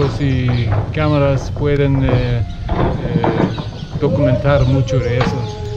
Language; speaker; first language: Spanish; non-native, learner; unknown